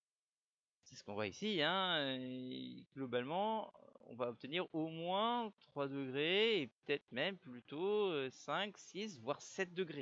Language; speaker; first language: French; native; French